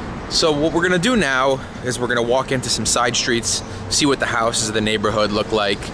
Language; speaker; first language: English; native; English